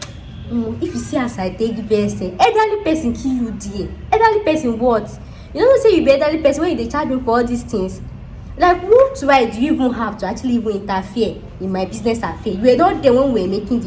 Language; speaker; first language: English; non-native, local second language; Yoruba